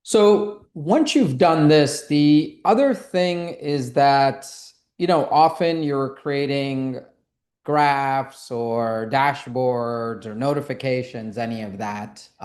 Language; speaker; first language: English; native; English